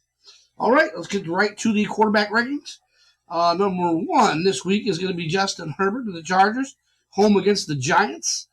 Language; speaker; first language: English; native; English